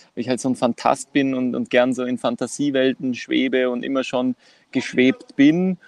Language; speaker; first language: German; non-native, fluent; Greek